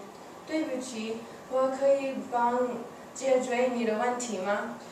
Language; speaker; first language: Chinese; non-native, learner; English